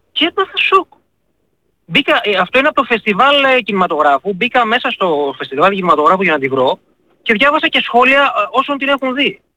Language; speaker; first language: Greek; native; Greek